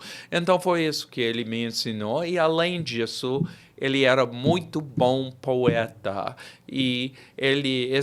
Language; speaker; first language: Portuguese; non-native, fluent; English